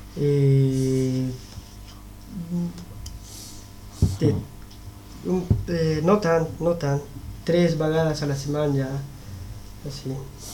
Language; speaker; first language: Catalan; non-native, learner; Spanish